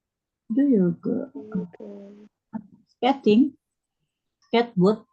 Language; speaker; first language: English; non-native, learner; Indonesian